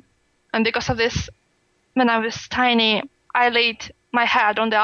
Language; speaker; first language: English; non-native, fluent; Russian